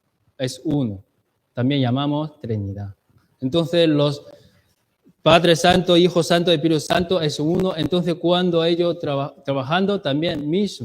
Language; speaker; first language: Spanish; non-native, learner; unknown